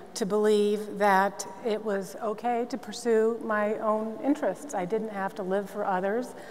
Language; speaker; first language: English; native; English